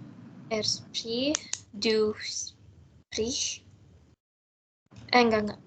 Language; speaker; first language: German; non-native, learner; Indonesian